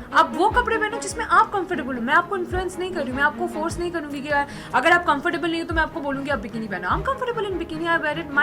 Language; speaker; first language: Hindi; non-native, local second language; Bangla